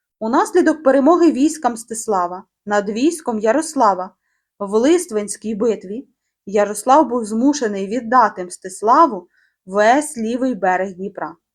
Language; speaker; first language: Ukrainian; native; Ukrainian